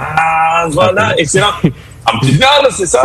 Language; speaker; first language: French; non-native, fluent; English